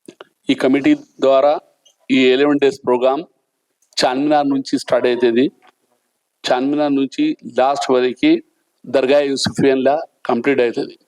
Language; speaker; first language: Telugu; non-native, local second language; Urdu